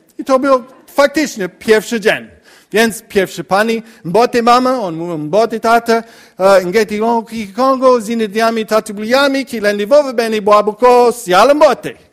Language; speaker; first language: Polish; non-native, learner; English